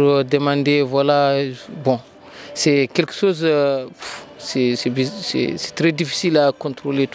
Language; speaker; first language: French; non-native, learner; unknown